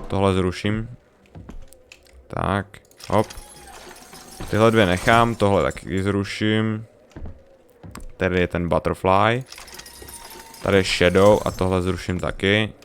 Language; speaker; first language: Czech; native; Czech